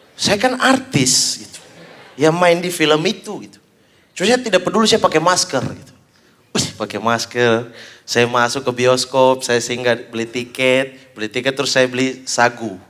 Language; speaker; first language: Indonesian; native; Indonesian